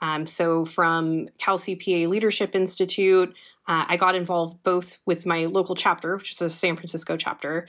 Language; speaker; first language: English; native; English